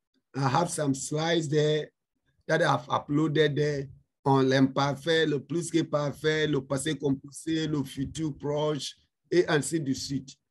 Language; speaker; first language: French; non-native, fluent; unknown